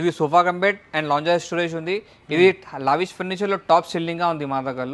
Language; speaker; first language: Telugu; non-native, local second language; Urdu